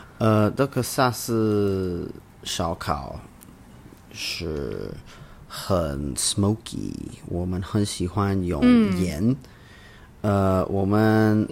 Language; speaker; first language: Chinese; non-native, learner; English